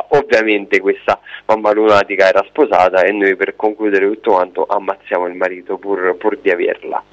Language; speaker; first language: Italian; native; Italian